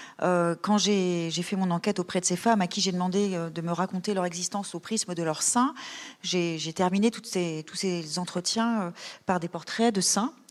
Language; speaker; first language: French; native; French